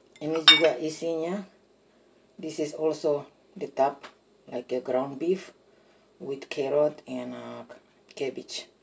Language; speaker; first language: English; non-native, learner; Indonesian